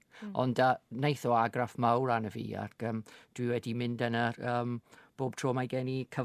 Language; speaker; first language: Welsh; non-native, fluent; English